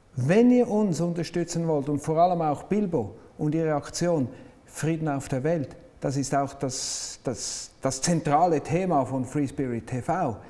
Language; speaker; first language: German; native; German